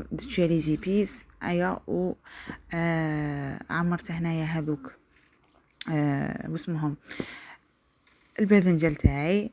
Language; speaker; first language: Arabic; native; Arabic